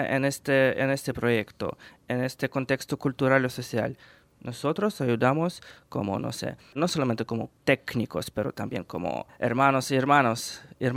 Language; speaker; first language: Spanish; non-native, fluent; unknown